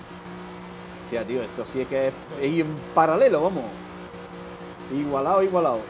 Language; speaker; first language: Spanish; native; Spanish